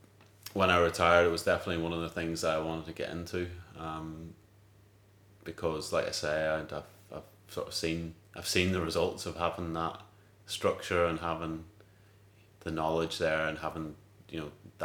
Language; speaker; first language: English; native; English